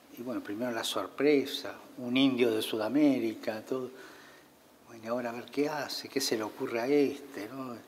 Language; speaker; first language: Spanish; native; Spanish